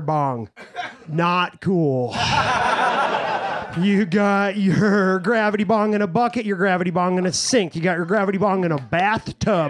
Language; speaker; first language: English; native; English